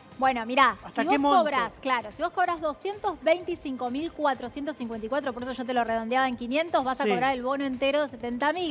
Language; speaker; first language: Spanish; native; Spanish